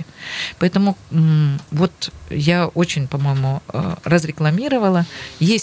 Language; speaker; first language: Russian; native; Russian